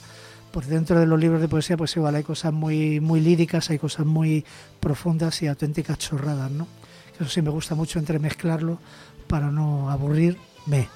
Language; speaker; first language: Spanish; native; Spanish